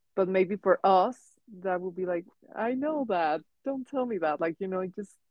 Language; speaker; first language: English; non-native, fluent; Spanish